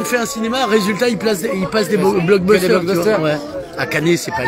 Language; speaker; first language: French; native; French